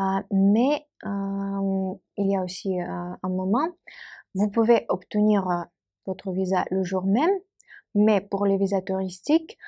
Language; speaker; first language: French; non-native, fluent; Russian